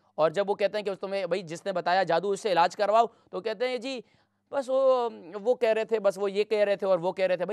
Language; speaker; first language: Urdu; native; Urdu